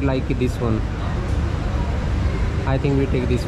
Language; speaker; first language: English; non-native, learner; Hindi